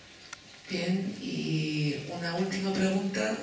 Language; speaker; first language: Spanish; native; Spanish